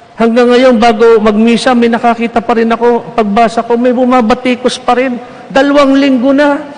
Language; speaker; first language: Filipino; native; Filipino